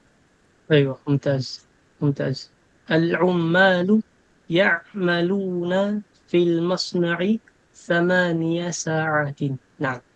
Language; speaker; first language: Arabic; non-native, fluent; Filipino